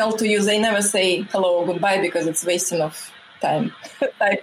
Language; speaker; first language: English; non-native, fluent; Russian